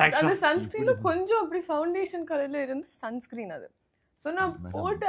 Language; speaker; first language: Tamil; non-native, learner; Telugu